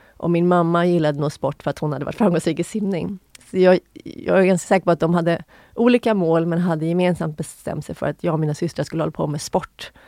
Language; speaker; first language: Swedish; native; Swedish